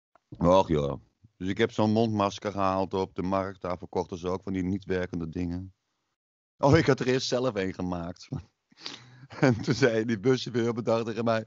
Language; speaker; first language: Dutch; native; Dutch